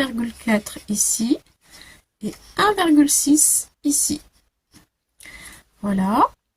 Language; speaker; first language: French; native; French